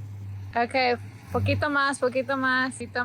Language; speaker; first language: Spanish; non-native, learner; English